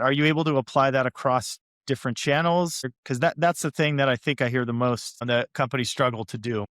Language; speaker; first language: English; native; English